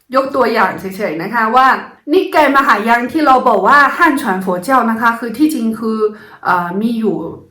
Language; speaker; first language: Thai; non-native, fluent; Chinese